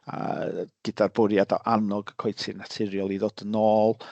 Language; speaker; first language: Welsh; native; Welsh